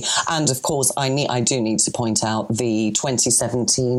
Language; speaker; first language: English; non-native, fluent; Greek